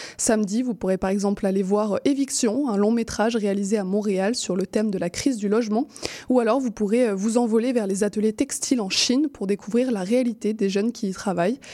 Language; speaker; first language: French; native; French